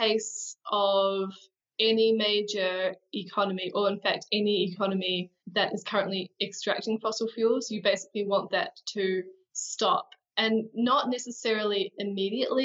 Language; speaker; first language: English; native; English